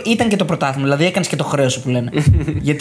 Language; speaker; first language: Greek; native; Greek